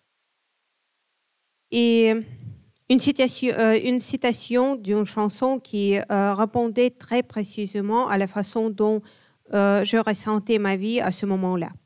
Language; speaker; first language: French; non-native, fluent; Ukrainian